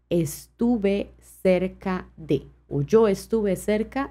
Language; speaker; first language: Spanish; non-native, fluent; French